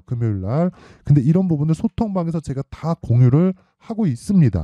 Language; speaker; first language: Korean; native; Korean